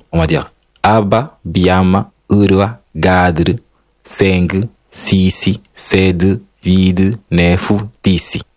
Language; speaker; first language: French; non-native, fluent; Spanish